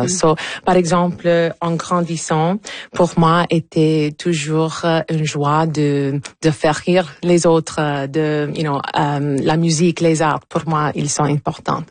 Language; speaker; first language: French; non-native, local second language; English